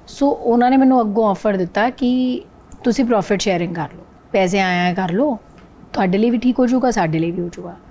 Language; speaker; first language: Punjabi; non-native, local second language; Hindi